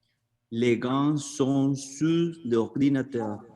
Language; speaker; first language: French; non-native, learner; Spanish